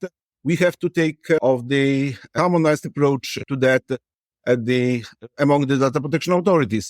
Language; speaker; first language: English; non-native, fluent; Polish